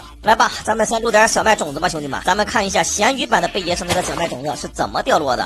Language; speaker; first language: Chinese; native; Chinese